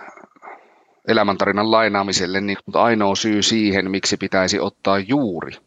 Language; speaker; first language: Finnish; native; Finnish